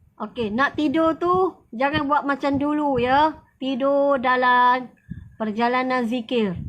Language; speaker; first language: Malay; native; Malay